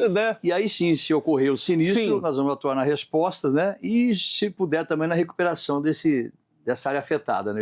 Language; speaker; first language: Portuguese; native; Portuguese